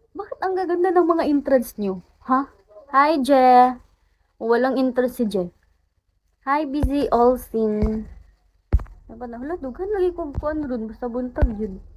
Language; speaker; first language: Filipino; non-native, local second language; Cebuano